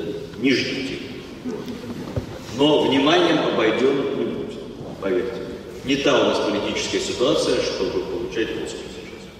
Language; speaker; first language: Russian; native; Russian